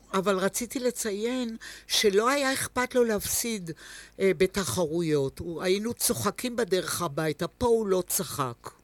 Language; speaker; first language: Hebrew; native; Hebrew